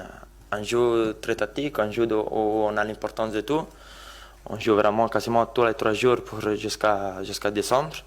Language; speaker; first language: French; non-native, learner; Italian